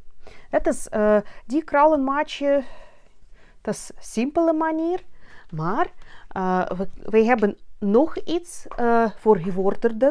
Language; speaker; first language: Dutch; non-native, learner; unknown